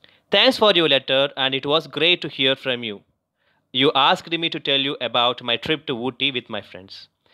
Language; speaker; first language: English; non-native, local second language; Tamil